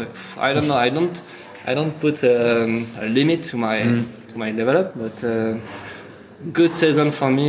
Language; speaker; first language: English; non-native, learner; French